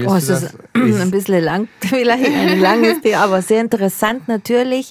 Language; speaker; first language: German; early bilingual, other home language; Spanish